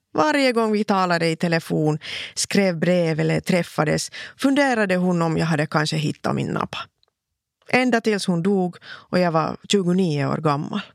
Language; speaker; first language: Swedish; non-native, local second language; Finnish